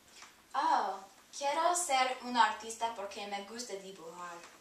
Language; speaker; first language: Spanish; non-native, learner; English